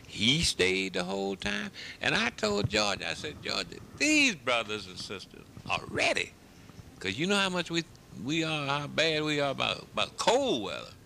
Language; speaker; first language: English; native; English